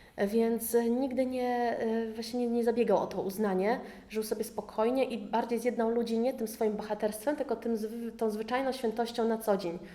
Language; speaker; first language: Polish; native; Polish